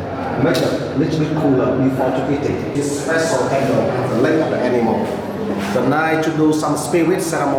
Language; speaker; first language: English; non-native, fluent; Vietnamese